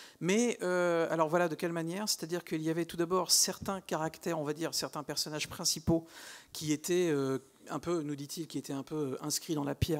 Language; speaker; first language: French; native; French